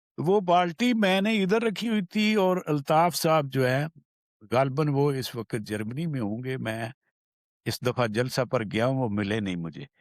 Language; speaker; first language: Urdu; non-native, local second language; Punjabi